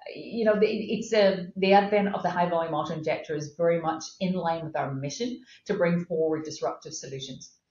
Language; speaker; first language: English; native; English